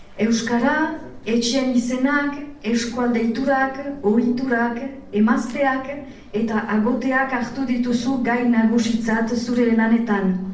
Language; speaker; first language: Basque; native; Basque